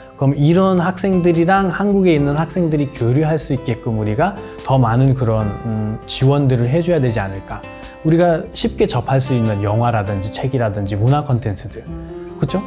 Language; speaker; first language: Korean; non-native, fluent; Nepali